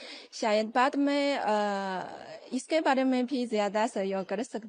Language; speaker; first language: Hindi; non-native, fluent; Chinese